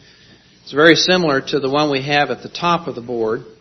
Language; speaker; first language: English; native; English